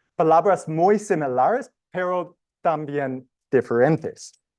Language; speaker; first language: Spanish; non-native, learner; English